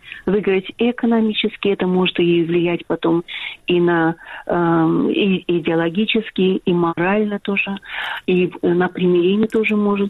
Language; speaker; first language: Russian; non-native, fluent; Azerbaijani